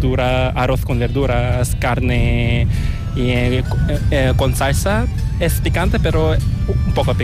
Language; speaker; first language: Spanish; non-native, fluent; Korean